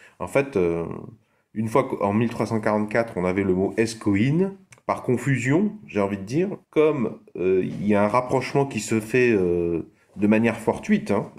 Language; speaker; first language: French; native; French